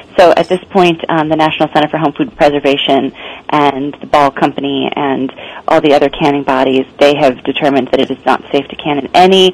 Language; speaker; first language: English; native; English